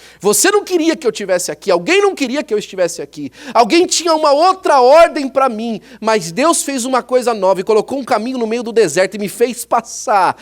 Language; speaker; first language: Portuguese; native; Portuguese